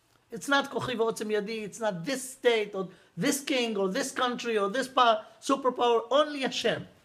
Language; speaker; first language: English; non-native, fluent; Hebrew